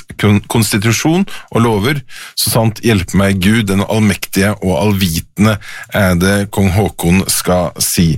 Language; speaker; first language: Norwegian; native; Norwegian